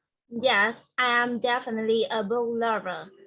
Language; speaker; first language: English; non-native, learner; Vietnamese